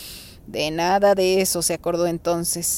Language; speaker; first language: Spanish; native; Spanish